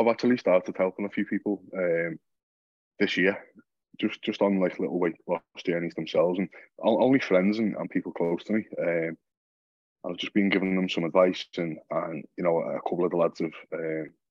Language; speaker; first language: English; native; English